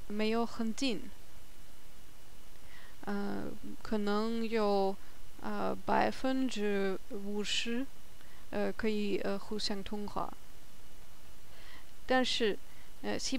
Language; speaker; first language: Chinese; non-native, learner; German